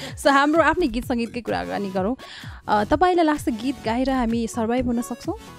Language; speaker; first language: Nepali; native; Nepali